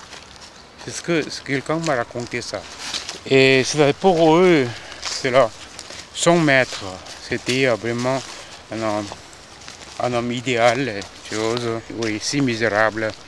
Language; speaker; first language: French; non-native, fluent; Korean